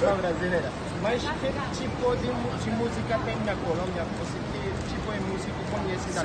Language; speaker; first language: Portuguese; non-native, learner; French